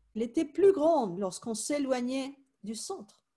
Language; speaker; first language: French; non-native, fluent; Spanish